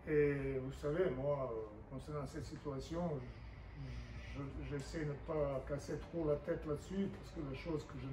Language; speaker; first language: French; non-native, fluent; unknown